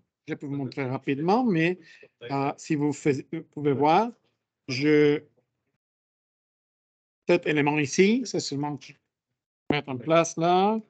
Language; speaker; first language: French; non-native, fluent; Spanish